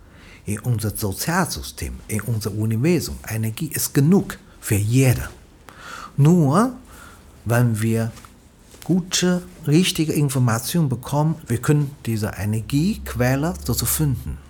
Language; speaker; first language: German; non-native, learner; Chinese